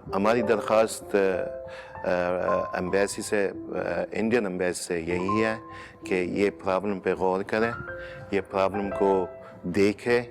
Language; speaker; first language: Hindi; non-native, fluent; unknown